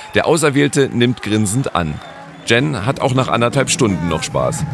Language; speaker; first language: German; native; German